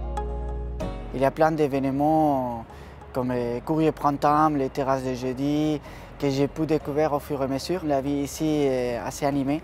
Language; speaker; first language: French; non-native, fluent; Spanish